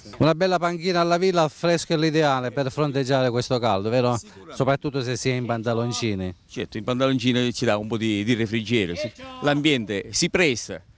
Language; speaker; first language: Italian; native; Italian